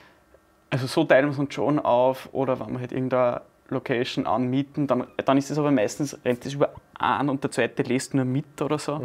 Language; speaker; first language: German; native; German